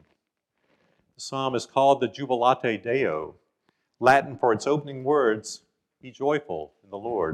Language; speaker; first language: English; native; English